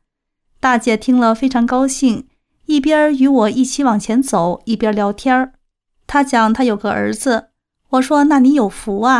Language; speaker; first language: Chinese; native; Chinese